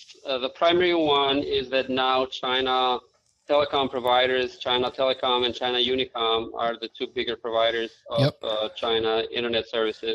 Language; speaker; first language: English; non-native, fluent; Albanian